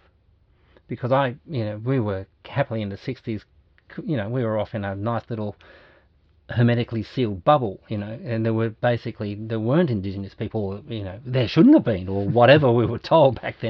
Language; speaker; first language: English; native; English